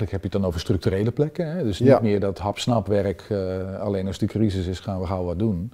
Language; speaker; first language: Dutch; native; Dutch